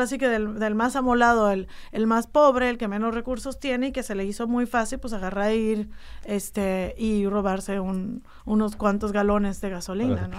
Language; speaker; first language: Spanish; native; Spanish